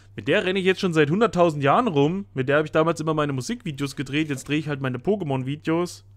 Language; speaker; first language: German; native; German